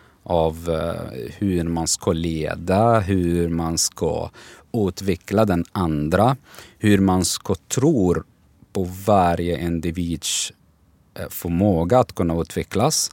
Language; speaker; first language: Swedish; non-native, learner; Arabic